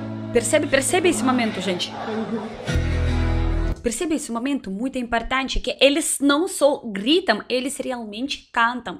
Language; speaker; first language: Portuguese; non-native, learner; Russian